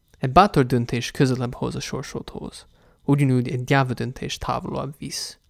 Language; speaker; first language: Hungarian; non-native, fluent; English